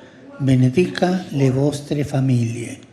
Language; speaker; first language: Italian; non-native, fluent; Spanish